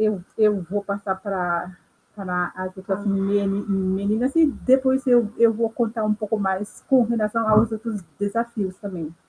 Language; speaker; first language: Portuguese; non-native, local second language; Haitian Creole